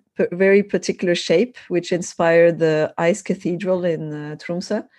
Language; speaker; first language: English; non-native, fluent; French